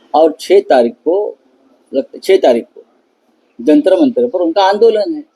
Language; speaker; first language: Hindi; non-native, local second language; Marathi